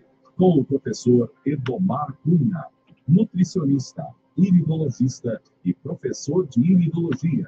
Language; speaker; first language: Portuguese; native; Portuguese